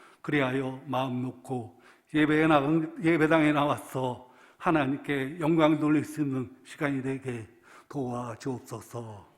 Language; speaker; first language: Korean; native; Korean